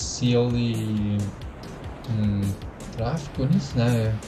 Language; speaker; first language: Russian; non-native, learner; Spanish